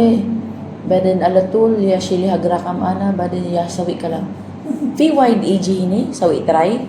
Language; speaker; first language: Arabic; non-native, learner; Filipino